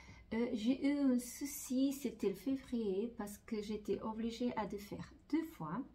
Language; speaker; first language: French; non-native, fluent; Portuguese